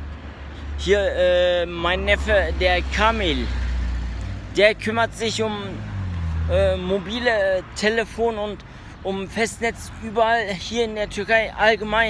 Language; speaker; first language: German; early bilingual, other home language; Turkish